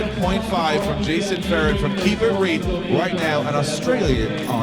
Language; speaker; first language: English; native; English